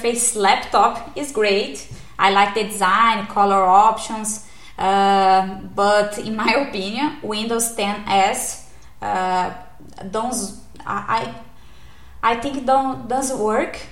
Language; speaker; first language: English; non-native, learner; Portuguese